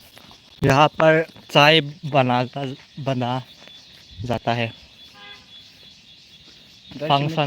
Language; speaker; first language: Hindi; non-native, local second language; Thado Chin